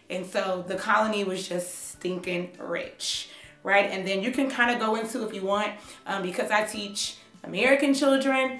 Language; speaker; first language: English; native; English